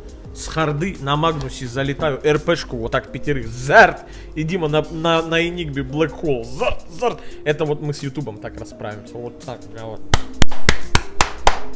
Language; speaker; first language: Russian; native; Russian